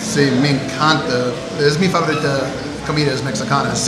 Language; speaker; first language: Spanish; non-native, learner; English